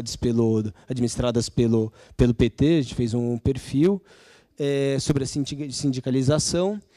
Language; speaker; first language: Portuguese; native; Portuguese